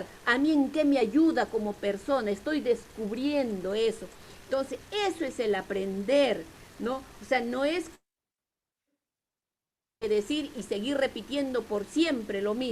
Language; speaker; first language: Spanish; native; Spanish